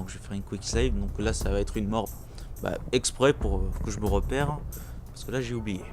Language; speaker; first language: French; native; French